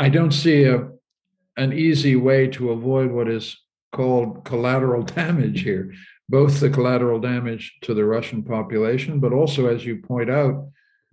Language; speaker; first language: English; native; English